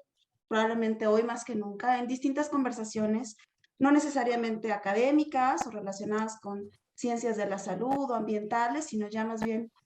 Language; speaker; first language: Spanish; native; Spanish